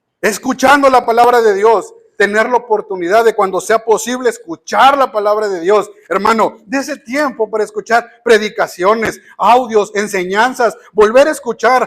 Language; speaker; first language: Spanish; native; Spanish